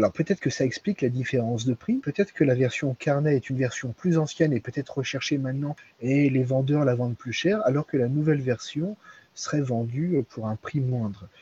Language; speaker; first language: French; native; French